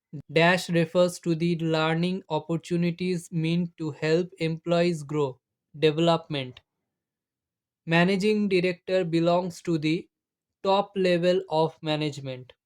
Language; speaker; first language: English; non-native, local second language; Bangla